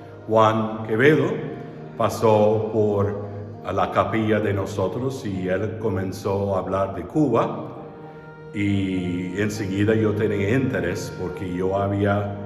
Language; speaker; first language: Spanish; non-native, fluent; English